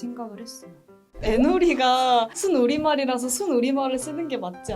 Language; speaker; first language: Korean; native; Korean